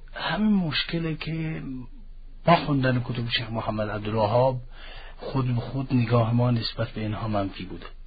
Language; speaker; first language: Persian; non-native, fluent; Arabic